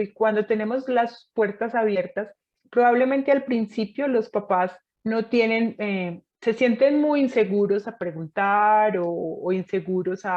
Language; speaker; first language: Spanish; native; Spanish